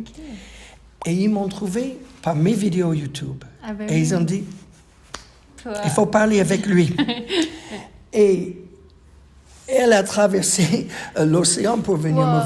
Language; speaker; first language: French; non-native, fluent; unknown